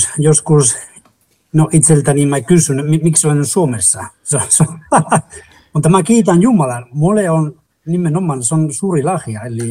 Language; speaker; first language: Finnish; non-native, fluent; Spanish